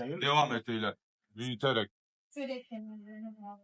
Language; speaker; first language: Turkish; non-native, fluent; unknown